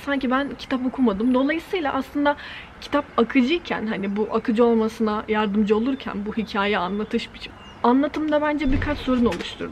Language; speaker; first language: Turkish; native; Turkish